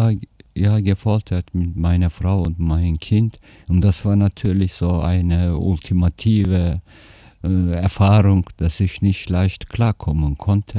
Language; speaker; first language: German; non-native, fluent; Turkish